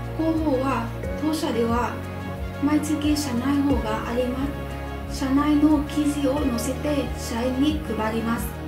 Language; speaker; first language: Japanese; non-native, fluent; Vietnamese